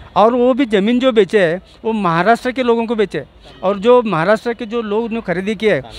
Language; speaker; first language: Hindi; non-native, local second language; Urdu